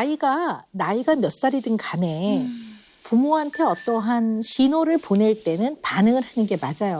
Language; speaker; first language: Korean; native; Korean